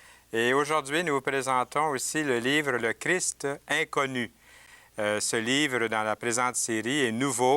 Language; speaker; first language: French; native; French